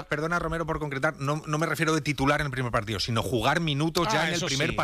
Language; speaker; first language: Spanish; native; Spanish